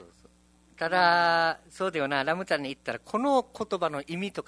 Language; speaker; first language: Japanese; native; Japanese